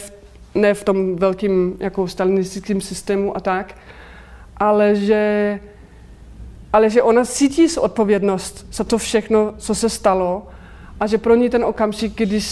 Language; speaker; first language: Czech; non-native, fluent; Danish